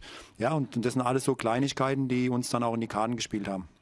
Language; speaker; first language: German; native; German